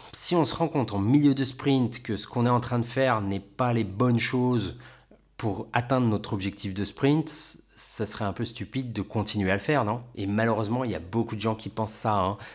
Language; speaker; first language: French; native; French